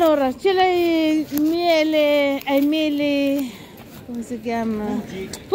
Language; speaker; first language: Italian; non-native, learner; Filipino